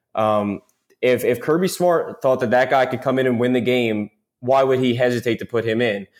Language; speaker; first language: English; native; English